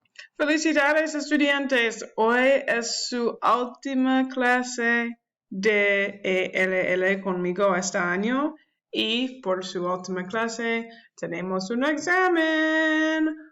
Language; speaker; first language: Spanish; non-native, learner; English